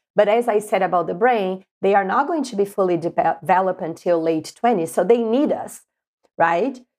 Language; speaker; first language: English; non-native, fluent; Portuguese